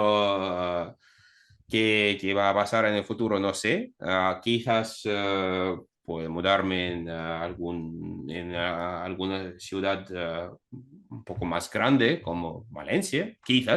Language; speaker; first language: Spanish; non-native, fluent; Russian